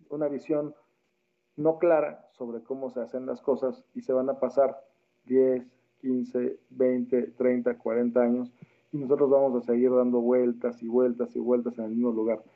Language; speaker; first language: Spanish; native; Spanish